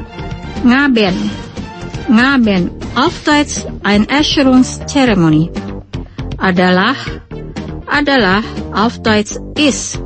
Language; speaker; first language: German; non-native, fluent; Indonesian